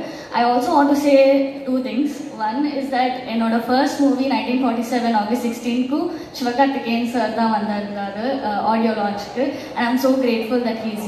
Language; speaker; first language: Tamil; non-native, fluent; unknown